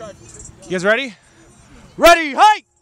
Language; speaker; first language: English; native; English